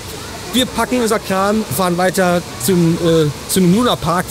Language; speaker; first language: German; native; German